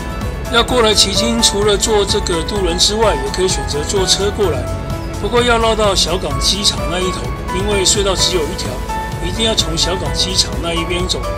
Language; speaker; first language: Chinese; native; Chinese